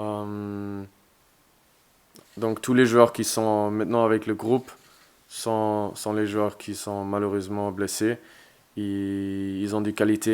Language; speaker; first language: French; non-native, fluent; German